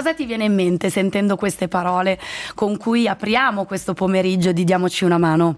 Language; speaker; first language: Italian; native; Italian